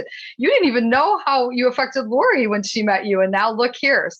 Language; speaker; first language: English; native; English